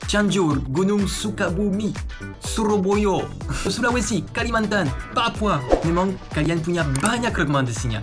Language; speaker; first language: Indonesian; non-native, fluent; French